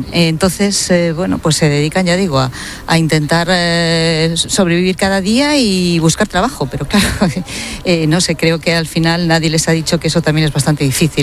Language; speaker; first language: Spanish; native; Spanish